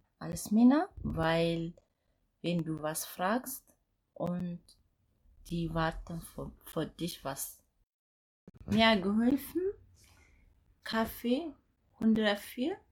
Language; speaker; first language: German; non-native, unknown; Amharic